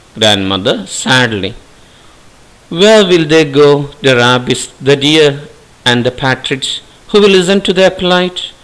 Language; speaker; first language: English; non-native, local second language; Malayalam